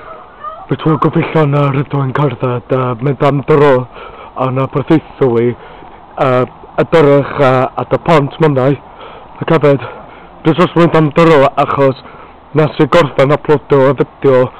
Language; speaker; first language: Welsh; non-native, learner; English